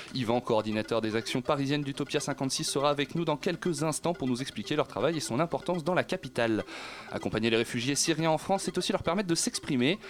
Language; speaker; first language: French; native; French